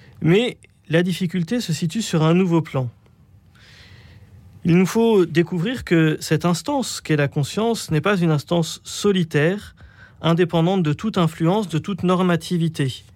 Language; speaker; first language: French; native; French